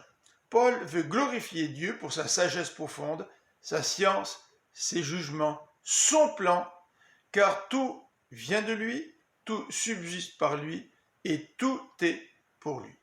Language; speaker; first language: French; native; French